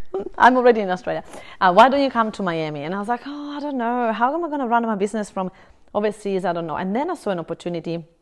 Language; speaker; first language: English; non-native, fluent; Italian